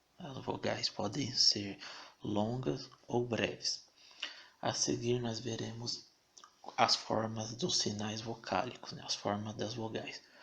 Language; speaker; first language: Portuguese; native; Portuguese